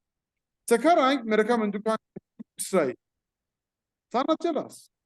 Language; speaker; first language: Indonesian; non-native, fluent; Persian